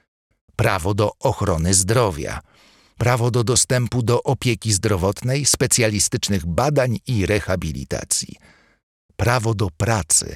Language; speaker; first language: Polish; native; Polish